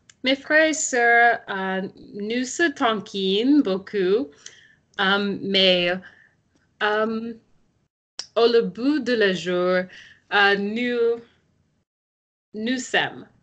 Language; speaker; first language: French; non-native, learner; English